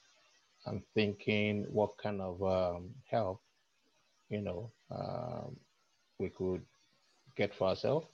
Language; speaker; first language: English; non-native, local second language; Yoruba